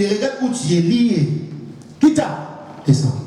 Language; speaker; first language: French; non-native, local second language; Lingala